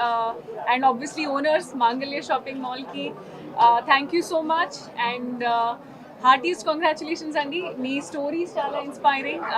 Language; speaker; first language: Telugu; non-native, fluent; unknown